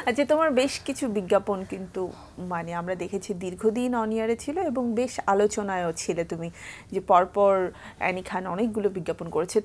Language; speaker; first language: Bangla; native; Bangla